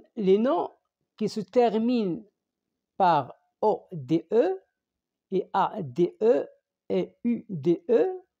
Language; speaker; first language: French; non-native, local second language; Arabic